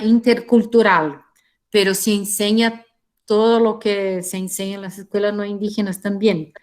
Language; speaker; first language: Spanish; non-native, fluent; Portuguese